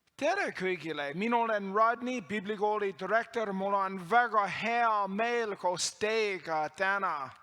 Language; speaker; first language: Estonian; non-native, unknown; English